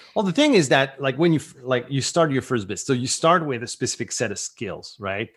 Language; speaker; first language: English; non-native, fluent; French